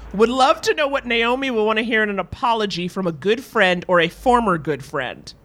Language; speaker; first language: English; native; English